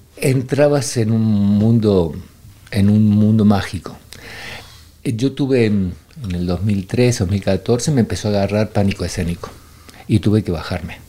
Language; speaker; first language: Spanish; native; Spanish